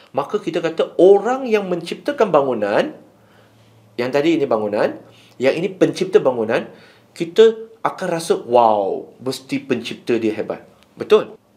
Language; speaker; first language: Malay; non-native, local second language; Chinese